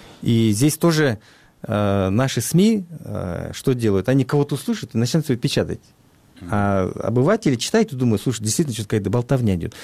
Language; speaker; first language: Russian; non-native, local second language; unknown